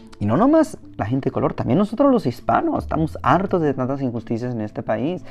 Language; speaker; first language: Spanish; native; Spanish